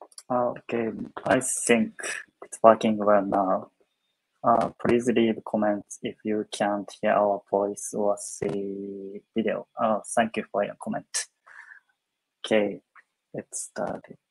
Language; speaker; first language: English; non-native, fluent; Japanese